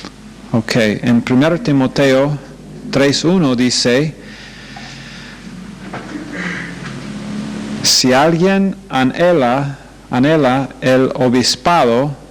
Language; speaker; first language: Spanish; non-native, fluent; English